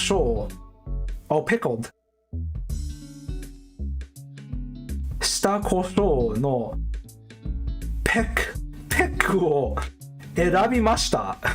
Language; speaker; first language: Japanese; non-native, learner; English